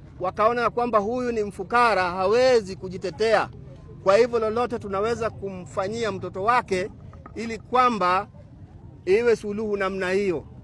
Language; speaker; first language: Swahili; non-native, local second language; Luo (Kenya and Tanzania)